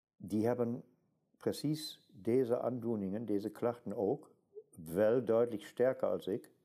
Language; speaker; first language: Dutch; non-native, fluent; German